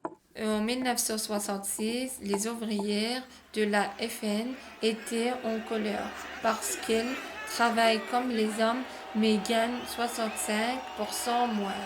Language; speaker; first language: French; non-native, learner; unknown